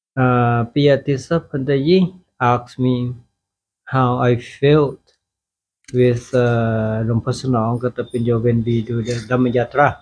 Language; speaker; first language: English; non-native, fluent; Thai